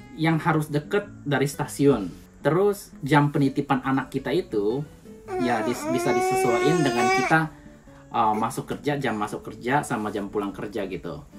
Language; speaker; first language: Indonesian; native; Indonesian